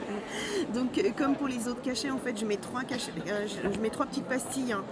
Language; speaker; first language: French; native; French